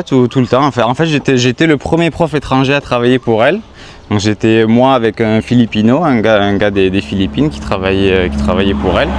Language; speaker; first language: French; native; French